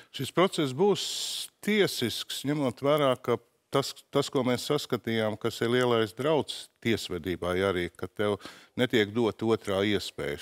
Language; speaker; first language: Latvian; native; Latvian